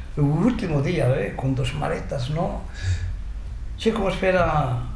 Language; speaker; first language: Spanish; non-native, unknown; Japanese